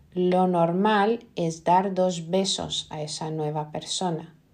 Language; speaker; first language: Spanish; non-native, fluent; Lithuanian